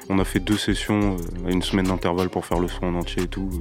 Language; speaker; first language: French; early bilingual, other home language; Romanian